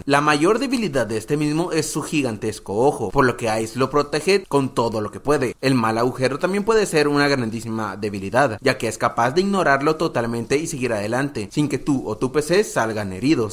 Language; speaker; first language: Spanish; native; Spanish